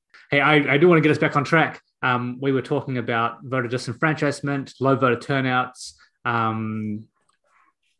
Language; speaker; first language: English; native; English